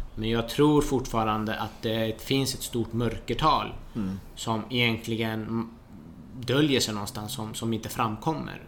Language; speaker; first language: Swedish; early bilingual, other home language; Persian